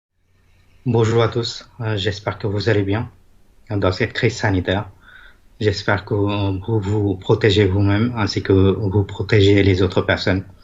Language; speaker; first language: French; non-native, fluent; Bangla